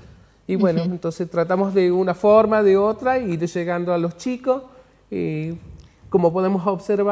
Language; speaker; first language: Spanish; native; Spanish